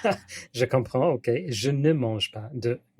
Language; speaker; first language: French; non-native, learner; English